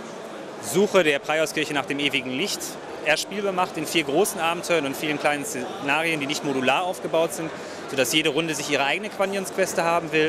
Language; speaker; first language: German; native; German